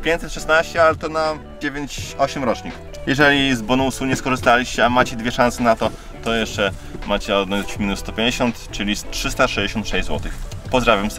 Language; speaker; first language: Polish; native; Polish